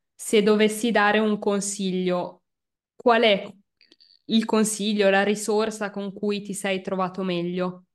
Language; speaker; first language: Italian; native; Italian